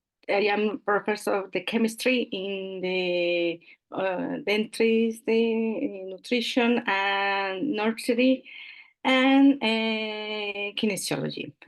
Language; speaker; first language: English; non-native, learner; Spanish